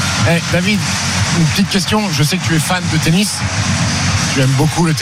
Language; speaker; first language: French; native; French